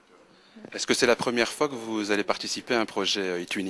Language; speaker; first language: French; native; French